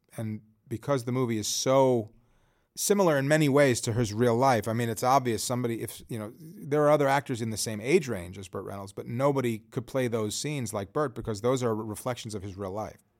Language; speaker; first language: English; native; English